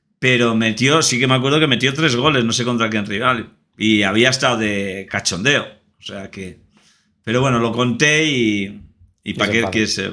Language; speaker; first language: Spanish; native; Spanish